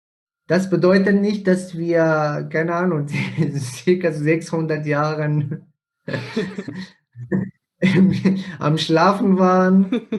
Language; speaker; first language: German; non-native, fluent; Persian